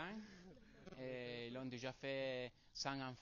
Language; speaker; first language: French; non-native, learner; Italian